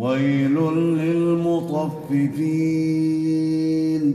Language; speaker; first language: Arabic; native; Arabic